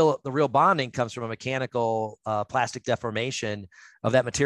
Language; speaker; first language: English; native; English